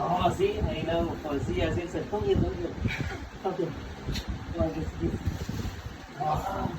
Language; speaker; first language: English; non-native, learner; Malayalam